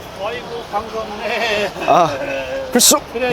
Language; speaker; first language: Korean; native; Korean